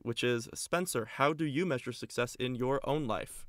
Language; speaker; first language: English; native; English